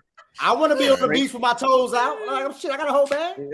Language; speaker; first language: English; native; English